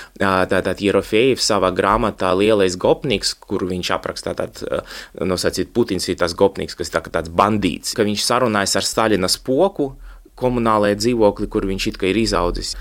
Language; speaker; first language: Latvian; non-native, local second language; Russian